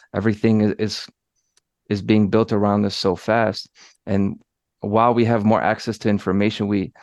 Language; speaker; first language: English; early bilingual, other home language; Polish